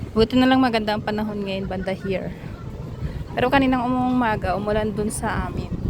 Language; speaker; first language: Filipino; non-native, local second language; Iloko